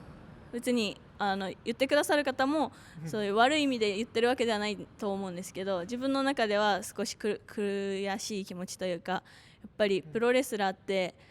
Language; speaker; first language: Japanese; native; Japanese